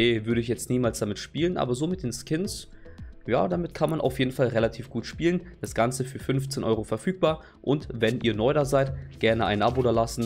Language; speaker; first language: German; native; German